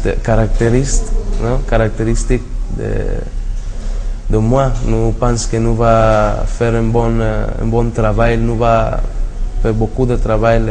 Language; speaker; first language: French; non-native, learner; Spanish